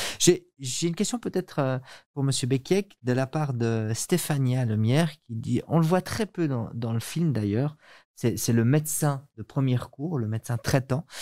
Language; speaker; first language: French; native; French